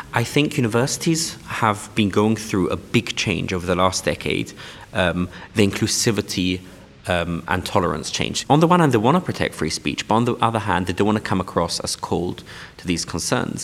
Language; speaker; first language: English; non-native, local second language; Yiddish